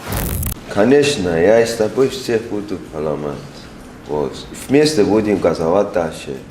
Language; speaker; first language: Russian; non-native, learner; Persian